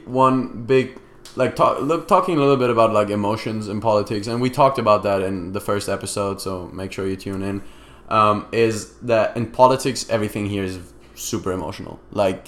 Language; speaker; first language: English; non-native, fluent; German